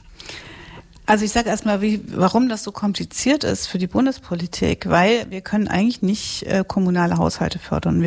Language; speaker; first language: German; native; German